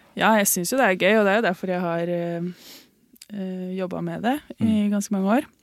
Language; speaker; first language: Norwegian; native; Norwegian